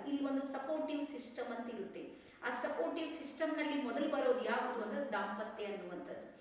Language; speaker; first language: Kannada; native; Kannada